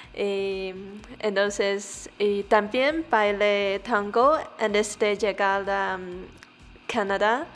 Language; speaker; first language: Spanish; non-native, learner; Chinese